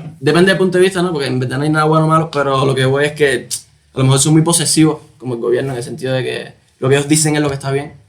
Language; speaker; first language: Spanish; native; Spanish